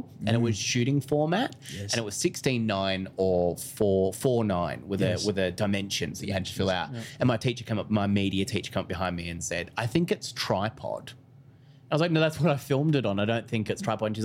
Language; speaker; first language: English; native; English